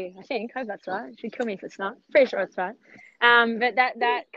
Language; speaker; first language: English; native; English